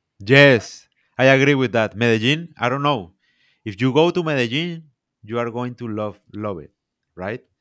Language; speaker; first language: English; non-native, learner; Spanish